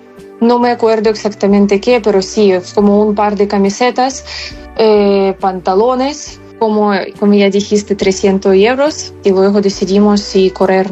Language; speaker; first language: Spanish; non-native, fluent; Ukrainian